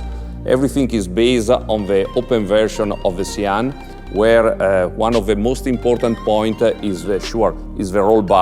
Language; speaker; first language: English; non-native, fluent; Italian